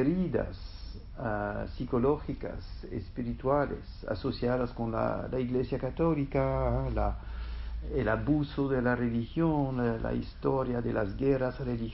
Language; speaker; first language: Spanish; non-native, fluent; French